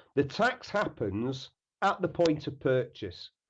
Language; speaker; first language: English; native; English